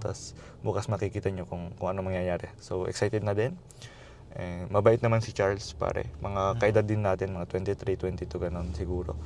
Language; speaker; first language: Filipino; early bilingual, heritage; Filipino